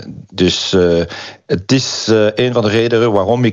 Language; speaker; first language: Dutch; non-native, local second language; French